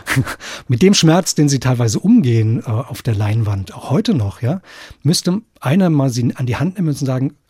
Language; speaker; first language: German; native; German